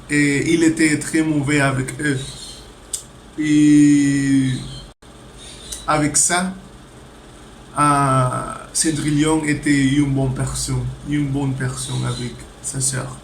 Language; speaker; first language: French; non-native, learner; Spanish